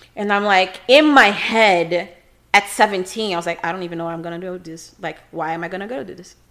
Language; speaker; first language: English; non-native, fluent; Portuguese